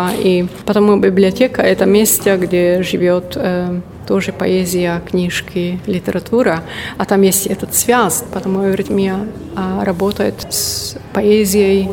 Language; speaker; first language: Russian; non-native, learner; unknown